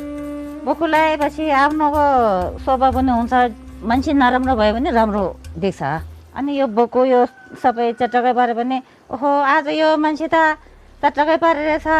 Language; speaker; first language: Nepali; non-native, local second language; Sherpa